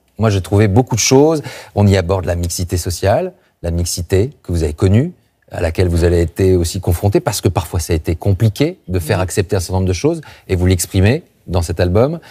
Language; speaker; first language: French; native; French